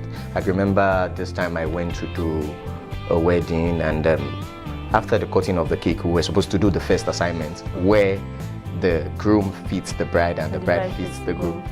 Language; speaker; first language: English; non-native, local second language; Yoruba